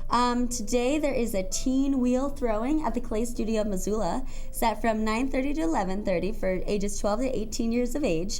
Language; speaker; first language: English; native; English